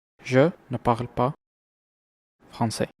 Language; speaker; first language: French; non-native, learner; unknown